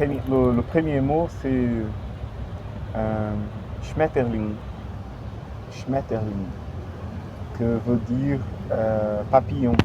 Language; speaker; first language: French; non-native, fluent; Portuguese